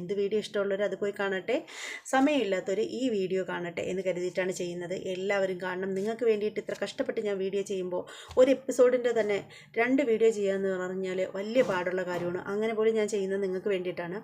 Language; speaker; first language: Malayalam; native; Malayalam